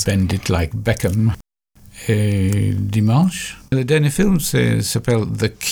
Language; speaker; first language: French; non-native, fluent; English